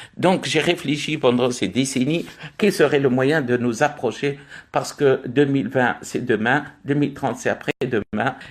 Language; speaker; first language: French; non-native, local second language; Arabic